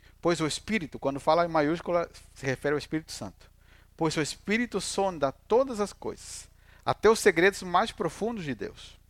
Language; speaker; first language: Portuguese; non-native, fluent; Spanish